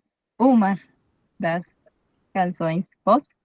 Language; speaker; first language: Portuguese; non-native, fluent; Spanish